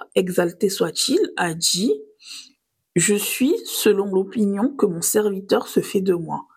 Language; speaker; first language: French; native; French